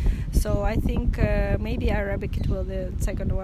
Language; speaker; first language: English; non-native, fluent; Russian